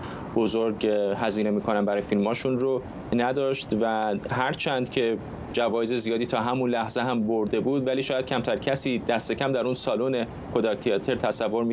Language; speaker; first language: Persian; native; Persian